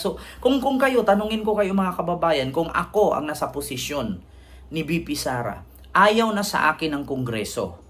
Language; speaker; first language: Filipino; non-native, local second language; Cebuano